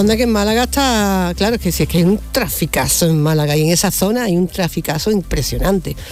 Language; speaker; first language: Spanish; native; Spanish